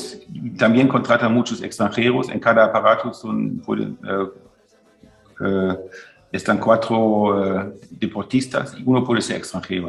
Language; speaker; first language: Spanish; non-native, fluent; German